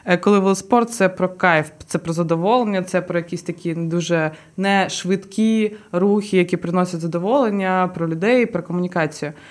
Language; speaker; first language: Ukrainian; non-native, local second language; Russian